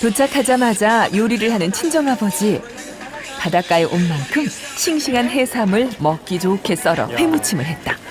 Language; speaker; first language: Korean; native; Korean